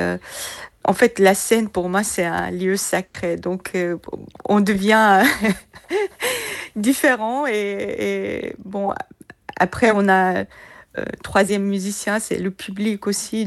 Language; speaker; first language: French; non-native, fluent; Korean